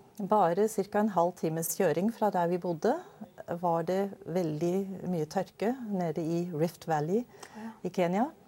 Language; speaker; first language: Norwegian; early bilingual, other home language; Danish